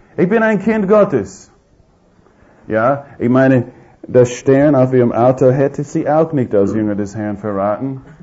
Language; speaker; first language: German; non-native, fluent; English